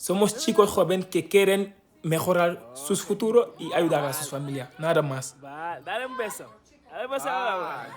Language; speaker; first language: Spanish; non-native, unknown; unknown